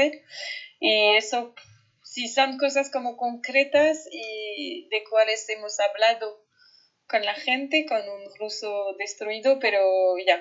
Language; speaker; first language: Spanish; non-native, fluent; French